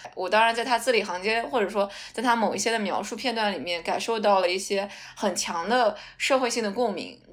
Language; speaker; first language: Chinese; non-native, local second language; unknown